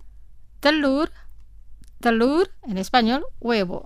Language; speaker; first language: Spanish; non-native, fluent; Indonesian